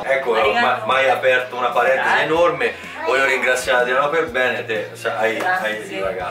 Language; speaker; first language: Italian; native; Italian